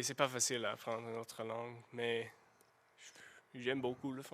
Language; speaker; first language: French; non-native, learner; English